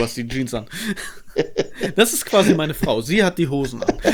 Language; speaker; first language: German; native; German